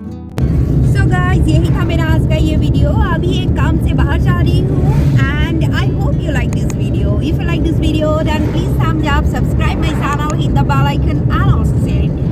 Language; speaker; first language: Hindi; non-native, local second language; Assamese